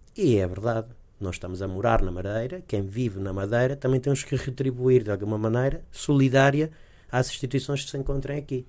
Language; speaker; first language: Portuguese; early bilingual, heritage; Portuguese